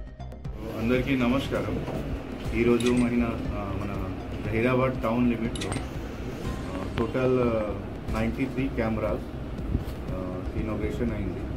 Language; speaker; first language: Telugu; non-native, local second language; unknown